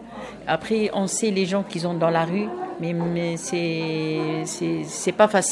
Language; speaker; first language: French; non-native, fluent; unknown